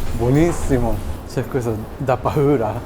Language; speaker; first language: Italian; non-native, learner; Japanese